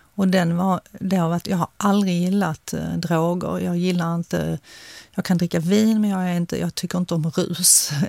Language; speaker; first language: Swedish; early bilingual, other home language; Finnish